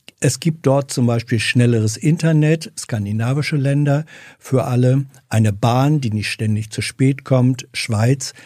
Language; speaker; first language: German; native; German